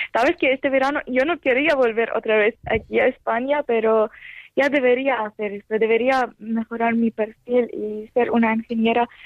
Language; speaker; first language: Spanish; non-native, learner; Arabic